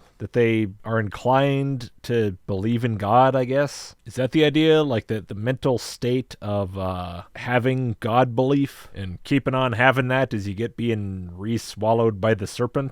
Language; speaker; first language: English; native; English